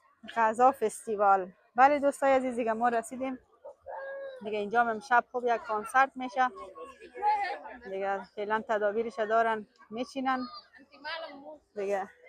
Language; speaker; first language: Persian; native; Persian